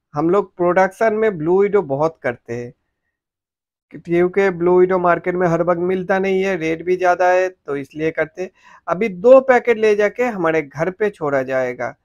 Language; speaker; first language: Hindi; native; Hindi